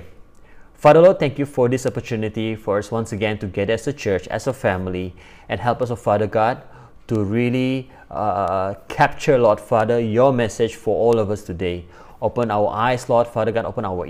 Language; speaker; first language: English; non-native, local second language; Malay